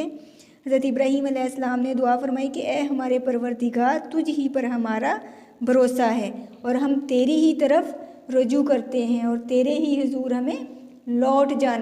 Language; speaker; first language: Urdu; native; Urdu